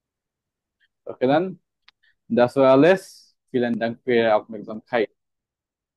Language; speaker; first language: German; non-native, fluent; Bangla